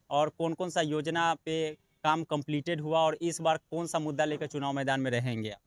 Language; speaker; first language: Hindi; native; Hindi